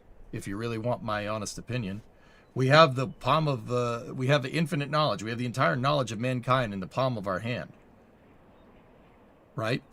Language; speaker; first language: English; native; English